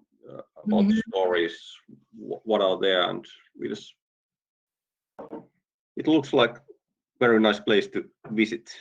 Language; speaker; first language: English; non-native, fluent; Finnish